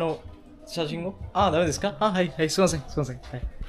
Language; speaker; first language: Japanese; non-native, learner; Sinhala